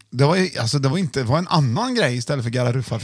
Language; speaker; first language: Swedish; native; Swedish